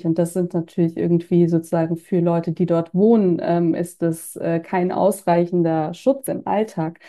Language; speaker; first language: German; native; German